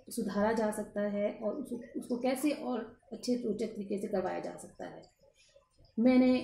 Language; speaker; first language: Hindi; native; Hindi